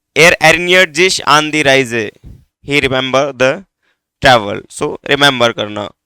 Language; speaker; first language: Hindi; native; Hindi